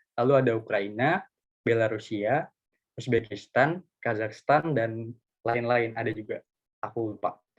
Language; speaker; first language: Indonesian; native; Indonesian